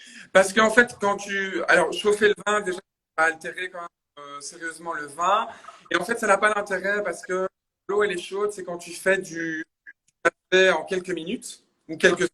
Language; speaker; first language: French; native; French